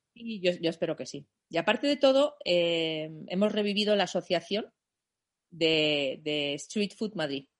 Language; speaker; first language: Spanish; non-native, fluent; German